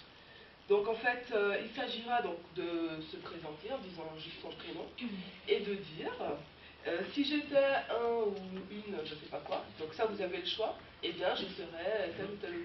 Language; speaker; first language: French; native; French